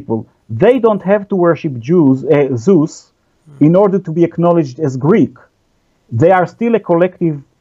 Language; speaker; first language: English; non-native, fluent; Hebrew